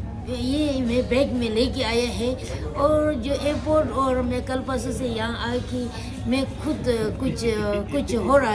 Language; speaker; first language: Hindi; non-native, local second language; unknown